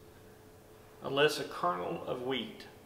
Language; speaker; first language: English; native; English